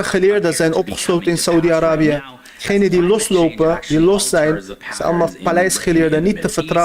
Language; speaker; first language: Dutch; early bilingual, other home language; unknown